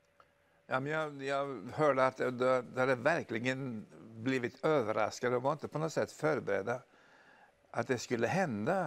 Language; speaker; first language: Swedish; native; Swedish